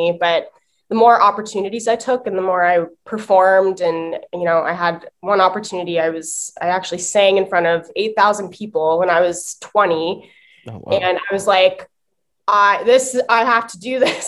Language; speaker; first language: English; native; English